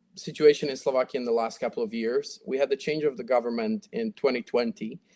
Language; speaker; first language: English; non-native, fluent; Slovak